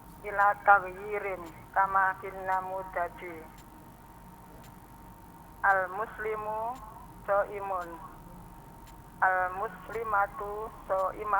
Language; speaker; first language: Arabic; non-native, learner; Indonesian